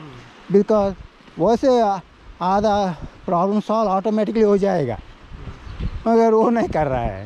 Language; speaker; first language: Hindi; non-native, local second language; Telugu